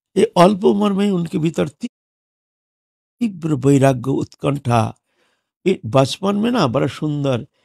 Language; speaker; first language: Hindi; non-native, local second language; Bangla